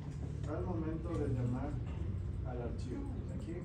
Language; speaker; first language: Spanish; native; Spanish